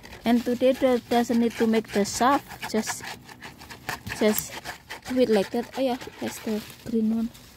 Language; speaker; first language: English; non-native, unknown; Indonesian